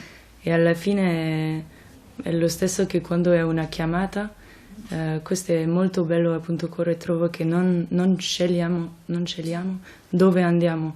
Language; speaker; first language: Italian; non-native, fluent; French